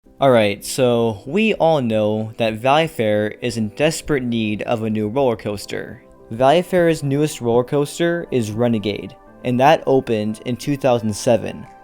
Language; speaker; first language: English; native; English